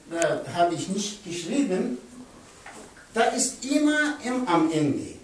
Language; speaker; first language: German; non-native, learner; Pashto